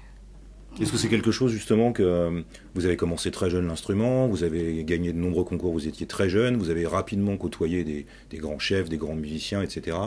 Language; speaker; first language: French; native; French